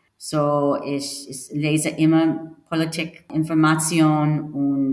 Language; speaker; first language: German; non-native, learner; English